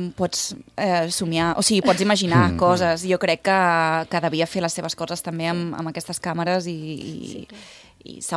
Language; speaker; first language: Catalan; native; Catalan